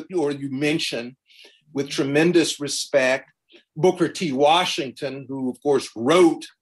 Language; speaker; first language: English; native; English